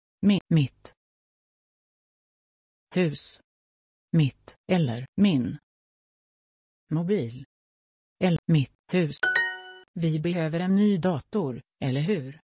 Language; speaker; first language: Swedish; non-native, learner; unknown